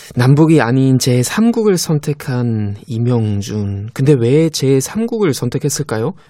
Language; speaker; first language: Korean; non-native, fluent; German